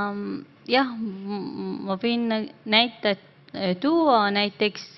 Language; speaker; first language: Estonian; non-native, learner; Arabic